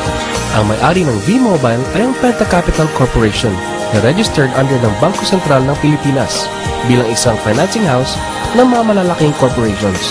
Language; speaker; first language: Filipino; native; Filipino